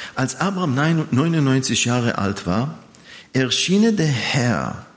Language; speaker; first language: German; non-native, fluent; Hebrew